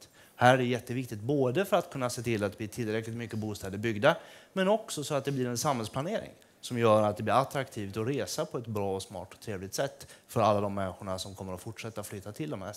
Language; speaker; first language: Swedish; native; Swedish